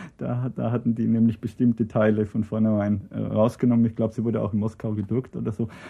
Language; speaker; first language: German; native; German